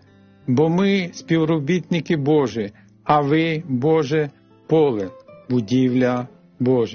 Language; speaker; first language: Ukrainian; native; Ukrainian